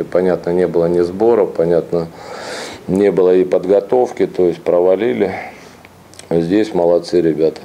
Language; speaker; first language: Russian; native; Russian